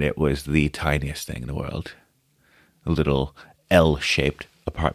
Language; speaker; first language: English; early bilingual, other home language; Portuguese